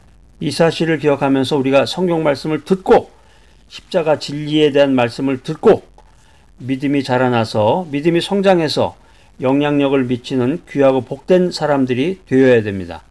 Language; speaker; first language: Korean; native; Korean